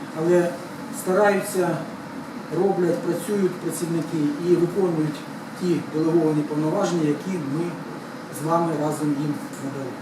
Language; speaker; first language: Ukrainian; native; Ukrainian